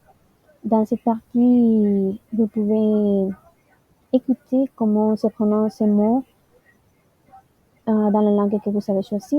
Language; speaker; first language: French; non-native, learner; Spanish